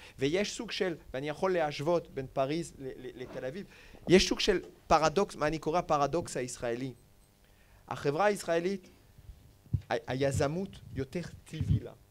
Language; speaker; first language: Hebrew; non-native, fluent; French